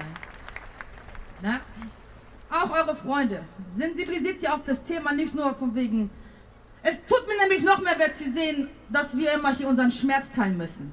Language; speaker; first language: German; native; German